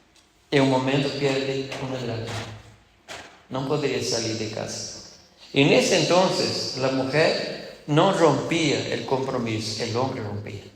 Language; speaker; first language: Spanish; non-native, fluent; Portuguese